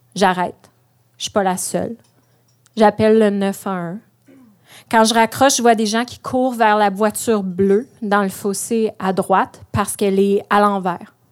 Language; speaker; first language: French; native; French